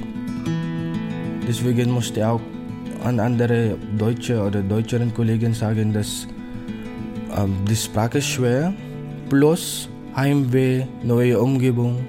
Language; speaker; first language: German; non-native, learner; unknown